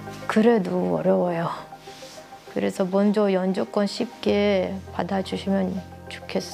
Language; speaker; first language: Korean; non-native, learner; Russian